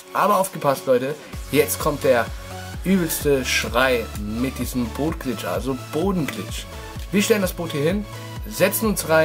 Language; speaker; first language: German; native; German